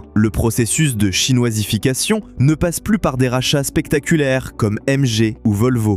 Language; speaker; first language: French; native; French